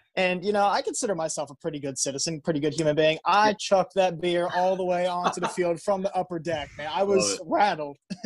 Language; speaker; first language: English; native; English